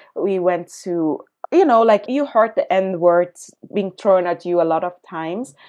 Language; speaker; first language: English; early bilingual, other home language; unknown